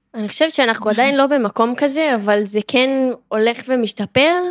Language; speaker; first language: Hebrew; native; Hebrew